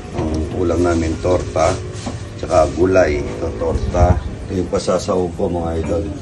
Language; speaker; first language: Filipino; non-native, local second language; Pampanga